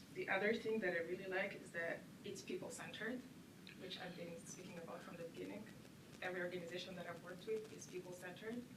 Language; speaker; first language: English; non-native, local second language; Kinyarwanda